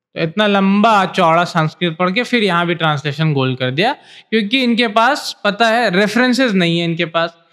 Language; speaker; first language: Hindi; native; Hindi